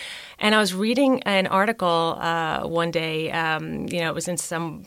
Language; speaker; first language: English; native; English